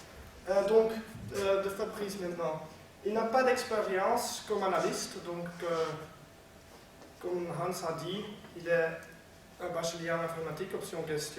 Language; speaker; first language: French; non-native, learner; Dutch